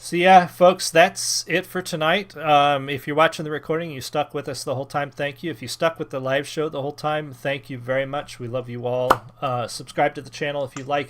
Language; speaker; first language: English; native; English